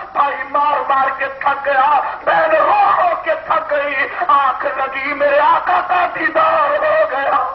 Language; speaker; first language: Urdu; non-native, local second language; Sindhi